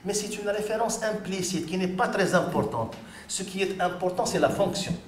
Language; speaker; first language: French; non-native, local second language; Arabic